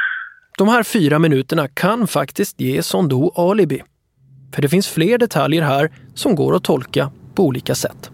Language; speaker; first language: Swedish; native; Swedish